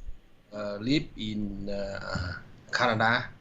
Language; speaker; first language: English; non-native, learner; Vietnamese